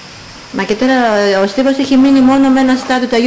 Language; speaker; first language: Greek; native; Greek